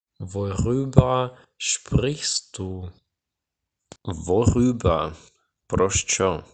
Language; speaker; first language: German; non-native, fluent; Ukrainian